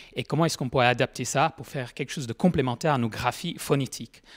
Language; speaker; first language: French; non-native, fluent; English